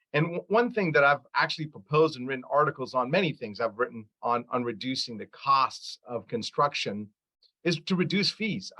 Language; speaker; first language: English; early bilingual, other home language; Arabic